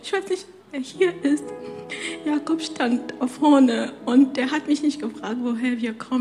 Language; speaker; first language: German; non-native, fluent; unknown